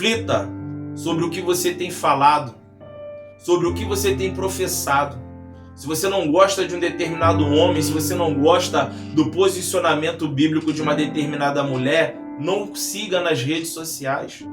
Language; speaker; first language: Portuguese; native; Portuguese